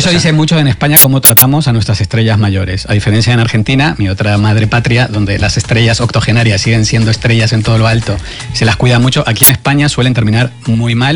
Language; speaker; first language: Spanish; native; Spanish